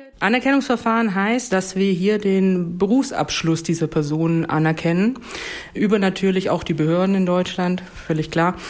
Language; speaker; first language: German; native; German